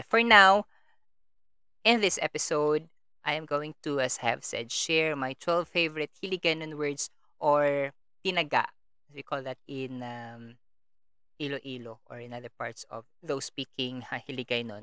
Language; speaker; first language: English; non-native, local second language; Kinaray-a